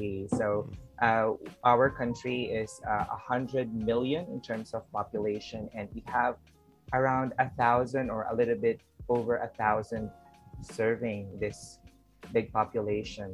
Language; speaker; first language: English; non-native, local second language; Filipino